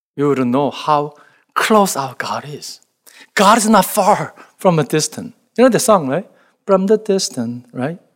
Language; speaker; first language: English; non-native, fluent; Korean